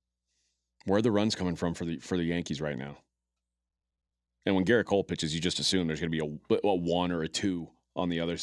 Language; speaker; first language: English; native; English